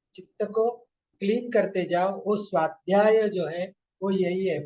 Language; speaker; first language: Hindi; non-native, local second language; Marathi